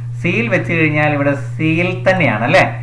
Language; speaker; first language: Malayalam; native; Malayalam